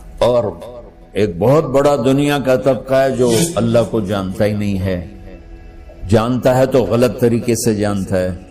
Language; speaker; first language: Urdu; non-native, local second language; Punjabi